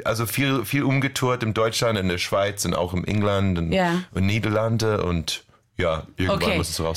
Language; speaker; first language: German; non-native, fluent; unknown